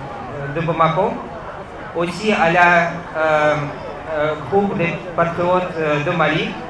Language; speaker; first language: French; non-native, fluent; Russian